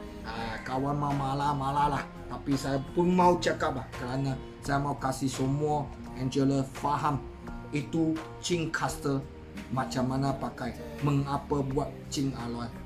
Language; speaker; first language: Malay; non-native, local second language; Chinese